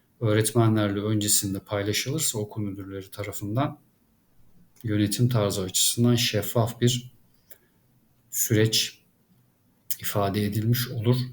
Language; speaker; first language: Turkish; native; Turkish